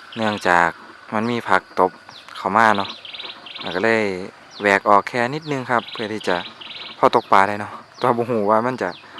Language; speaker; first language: Thai; native; Thai